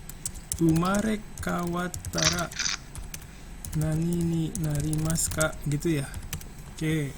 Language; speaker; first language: Japanese; non-native, fluent; Indonesian